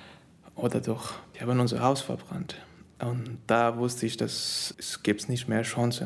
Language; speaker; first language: German; non-native, fluent; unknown